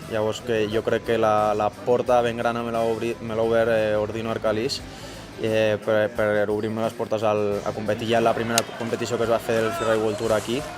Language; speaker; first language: Catalan; non-native, local second language; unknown